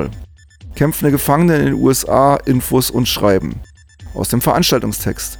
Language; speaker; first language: German; native; German